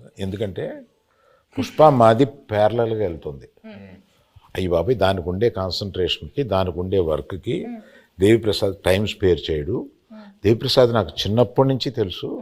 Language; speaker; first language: Telugu; native; Telugu